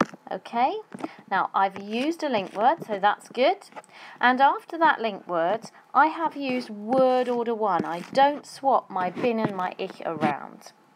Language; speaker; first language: English; native; English